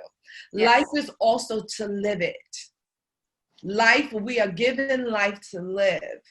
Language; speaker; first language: English; native; English